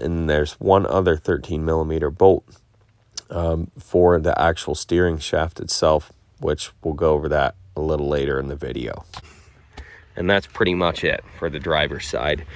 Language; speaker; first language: English; native; English